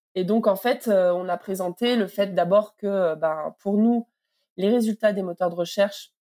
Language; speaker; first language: French; native; French